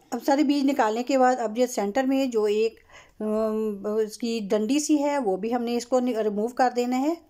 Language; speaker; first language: Urdu; native; Urdu